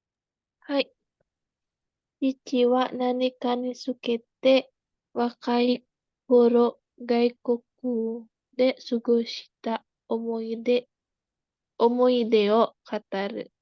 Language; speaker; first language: Japanese; non-native, learner; Indonesian